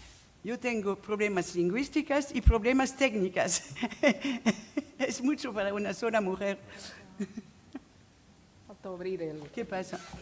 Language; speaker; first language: Spanish; non-native, fluent; French